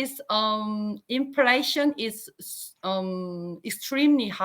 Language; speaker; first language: English; non-native, learner; Korean